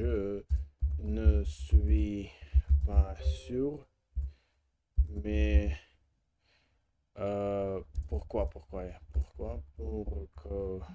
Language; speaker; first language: French; non-native, learner; Russian